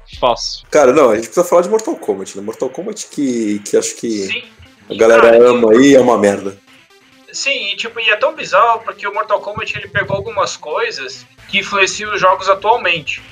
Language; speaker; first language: Portuguese; native; Portuguese